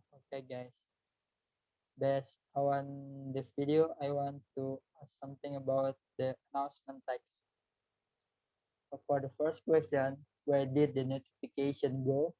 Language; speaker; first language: English; non-native, learner; Indonesian